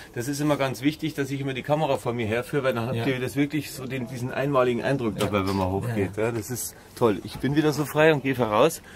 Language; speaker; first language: German; native; German